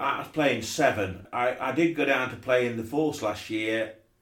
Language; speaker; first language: English; native; English